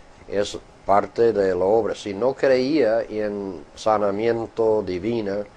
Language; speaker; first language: Spanish; non-native, fluent; English